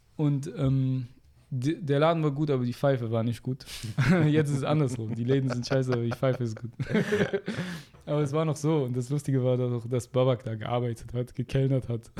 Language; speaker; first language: German; native; German